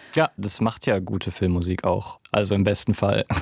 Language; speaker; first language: German; native; German